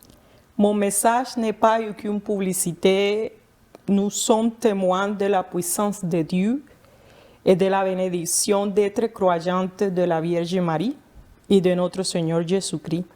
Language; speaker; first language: French; non-native, fluent; Spanish